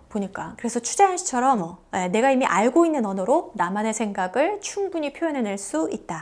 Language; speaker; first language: Korean; native; Korean